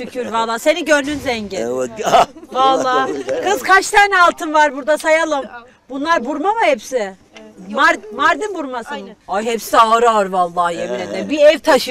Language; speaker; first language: Turkish; native; Turkish